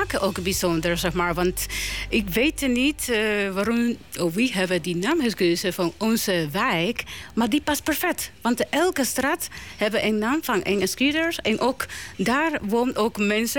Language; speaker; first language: Dutch; non-native, learner; Spanish